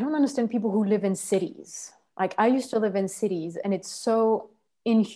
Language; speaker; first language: English; non-native, fluent; French